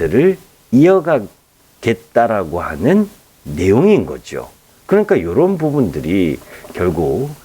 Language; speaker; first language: Korean; native; Korean